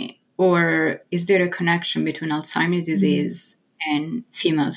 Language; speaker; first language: English; non-native, fluent; Italian